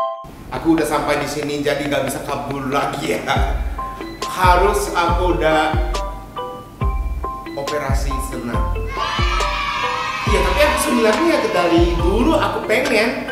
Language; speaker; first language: Indonesian; non-native, learner; Japanese